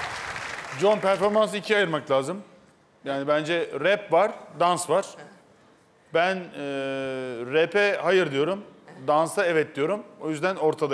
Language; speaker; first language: Turkish; native; Turkish